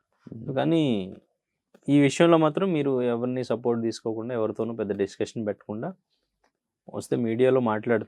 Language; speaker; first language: Telugu; native; Telugu